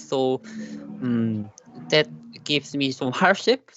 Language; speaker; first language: English; non-native, learner; Korean